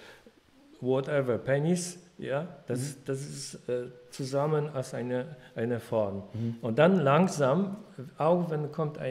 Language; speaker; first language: German; non-native, fluent; Polish